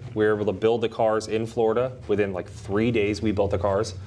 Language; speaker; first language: English; native; English